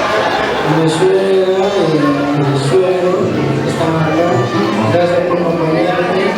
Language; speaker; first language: Spanish; non-native, local second language; Quechua